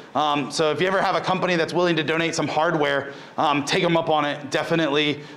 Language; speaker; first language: English; native; English